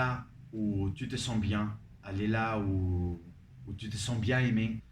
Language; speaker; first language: French; non-native, fluent; Spanish